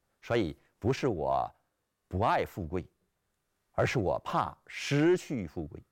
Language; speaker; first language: Chinese; native; Chinese